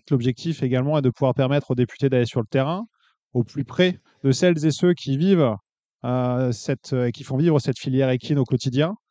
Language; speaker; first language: French; native; French